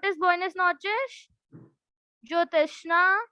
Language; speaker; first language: English; non-native, local second language; Hindi